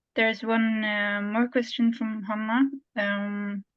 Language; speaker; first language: English; non-native, fluent; Norwegian